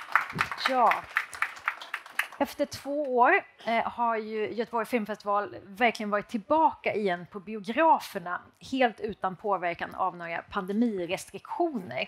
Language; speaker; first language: Swedish; native; Swedish